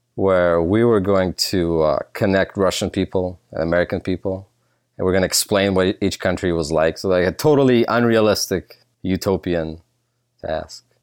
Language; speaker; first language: English; early bilingual, other home language; Russian